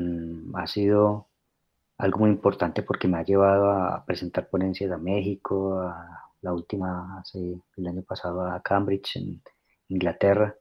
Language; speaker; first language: Spanish; native; Spanish